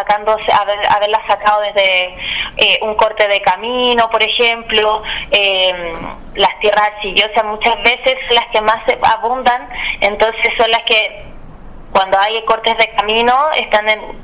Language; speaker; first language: Spanish; native; Spanish